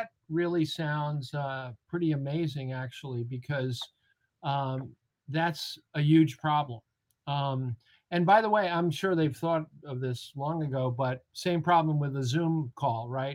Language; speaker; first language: English; native; English